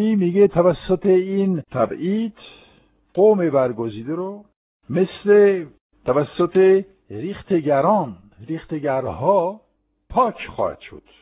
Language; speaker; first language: Persian; non-native, fluent; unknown